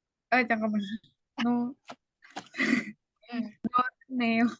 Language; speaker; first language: Korean; non-native, learner; Indonesian